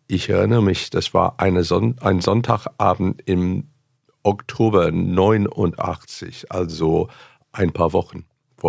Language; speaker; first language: German; non-native, fluent; English